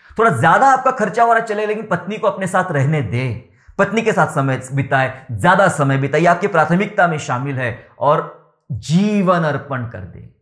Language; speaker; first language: Hindi; non-native, local second language; Marathi